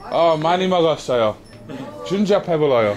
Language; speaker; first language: Korean; non-native, learner; English